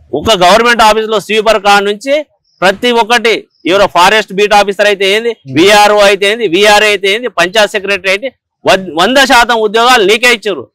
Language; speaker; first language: Telugu; non-native, local second language; Lambadi